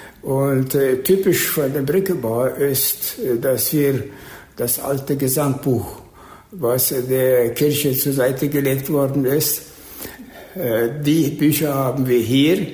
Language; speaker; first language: German; early bilingual, heritage; German